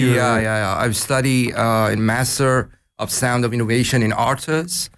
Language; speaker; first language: English; non-native, learner; Persian